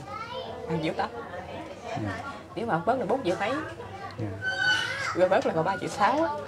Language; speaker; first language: Vietnamese; native; Vietnamese